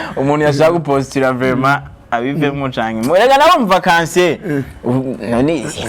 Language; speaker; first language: Rundi; native; Rundi